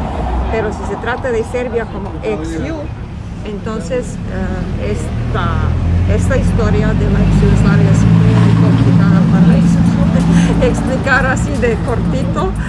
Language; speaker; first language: Spanish; non-native, fluent; Serbian